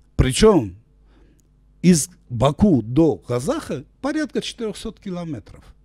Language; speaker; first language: Russian; non-native, local second language; Armenian